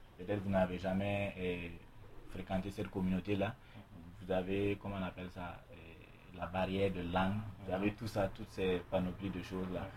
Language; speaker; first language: French; non-native, local second language; Mossi